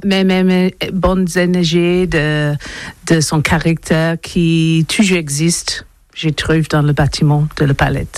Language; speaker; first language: French; non-native, learner; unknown